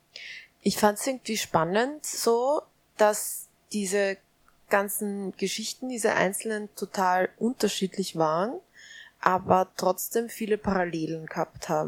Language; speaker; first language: German; native; German